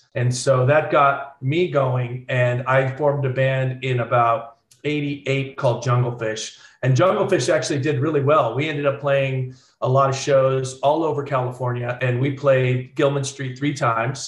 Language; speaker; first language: English; native; English